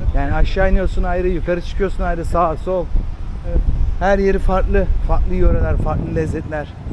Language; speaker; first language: Turkish; early bilingual, heritage; Turkish